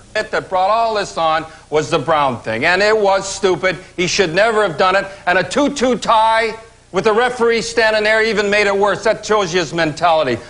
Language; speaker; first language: English; native; English